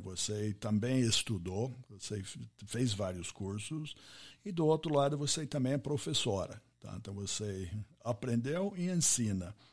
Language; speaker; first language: Portuguese; non-native, fluent; English